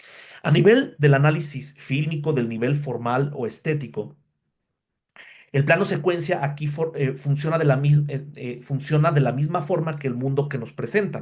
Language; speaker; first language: Spanish; native; Spanish